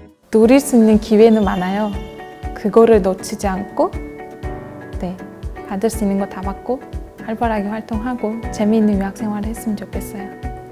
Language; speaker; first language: Korean; non-native, fluent; Uzbek